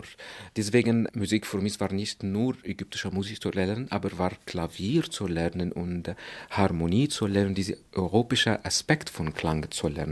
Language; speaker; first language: German; non-native, fluent; Arabic